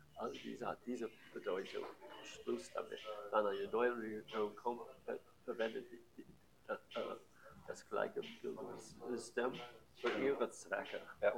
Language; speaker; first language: German; non-native, fluent; English